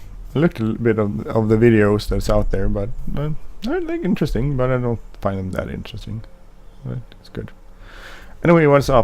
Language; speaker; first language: English; non-native, fluent; Swedish